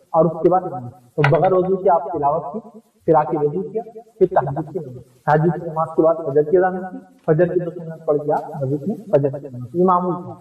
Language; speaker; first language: Urdu; native; Urdu